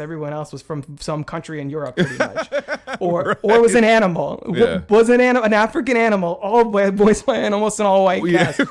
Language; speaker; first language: English; native; English